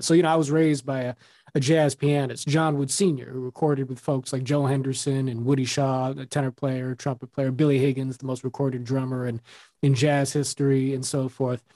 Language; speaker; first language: English; native; English